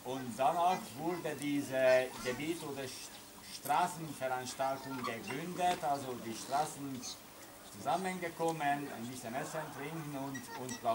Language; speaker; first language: German; non-native, learner; Hungarian